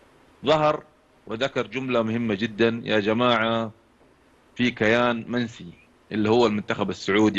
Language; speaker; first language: Arabic; native; Arabic